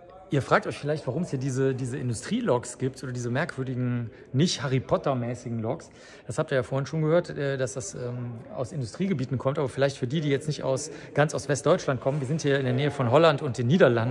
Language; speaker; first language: German; native; German